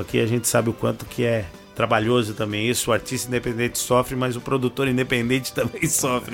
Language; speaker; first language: Portuguese; native; Portuguese